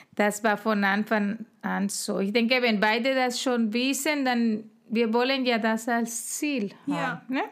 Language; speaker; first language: German; non-native, fluent; Spanish